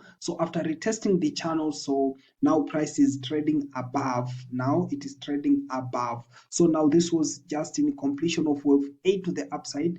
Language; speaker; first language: English; non-native, local second language; Swahili